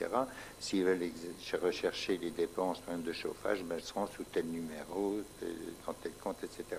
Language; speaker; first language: French; native; French